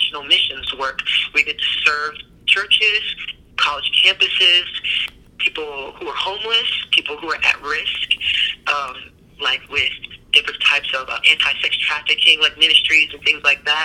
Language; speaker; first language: English; native; English